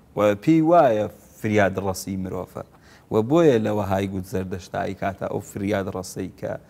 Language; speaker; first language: Central Kurdish; non-native, local second language; Gurani